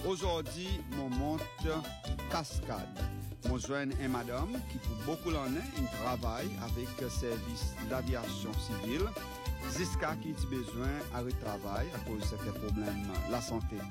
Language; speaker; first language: French; non-native, local second language; Seselwa Creole French